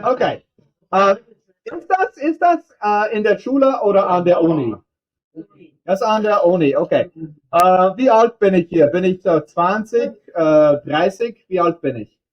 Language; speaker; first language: German; non-native, fluent; English